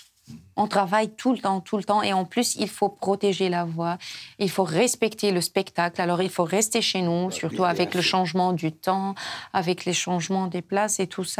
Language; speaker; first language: French; non-native, fluent; Arabic